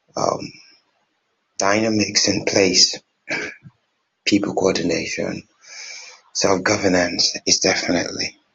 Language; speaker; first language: English; non-native, local second language; Yoruba